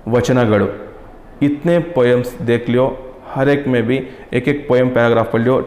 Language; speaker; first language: Hindi; non-native, local second language; Kannada